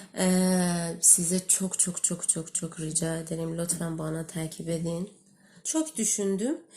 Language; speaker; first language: Turkish; non-native, learner; Persian